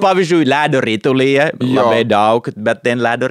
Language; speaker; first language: Lithuanian; non-native, learner; Finnish